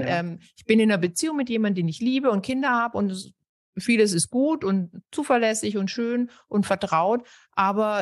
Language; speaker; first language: German; native; German